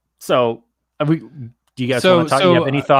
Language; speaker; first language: English; native; English